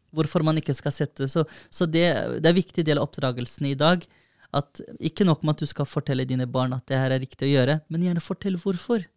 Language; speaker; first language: Norwegian; early bilingual, other home language; Somali